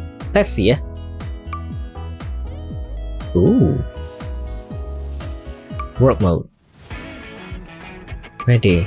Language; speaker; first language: English; non-native, learner; Indonesian